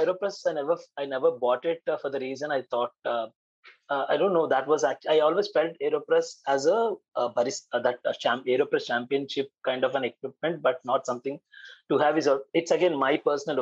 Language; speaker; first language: English; non-native, local second language; Telugu